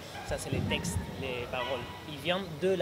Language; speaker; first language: French; non-native, learner; Spanish